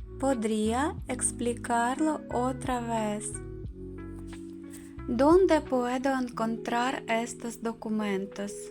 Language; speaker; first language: Spanish; non-native, fluent; Ukrainian